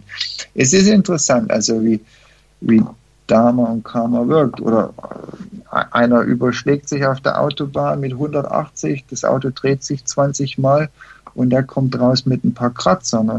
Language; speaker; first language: German; non-native, fluent; English